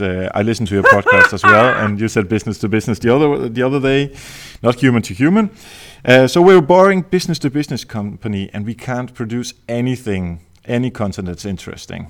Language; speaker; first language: English; non-native, fluent; Danish